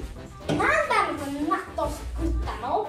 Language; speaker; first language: Japanese; early bilingual, heritage; Swedish